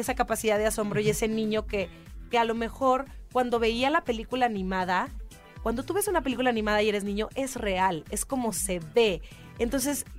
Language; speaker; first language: Spanish; native; Spanish